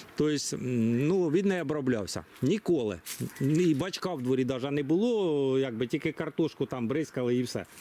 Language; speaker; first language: Ukrainian; non-native, local second language; Russian